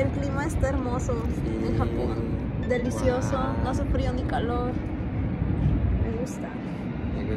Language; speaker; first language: Spanish; native; Spanish